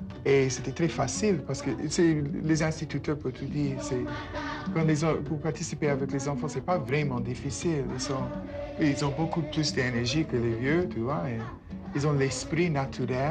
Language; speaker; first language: French; non-native, fluent; English